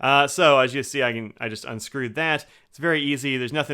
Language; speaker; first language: English; native; English